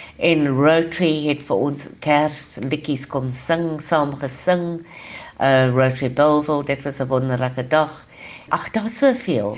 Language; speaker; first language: Afrikaans; non-native, local second language; English